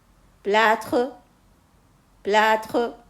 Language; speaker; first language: French; non-native, local second language; Arabic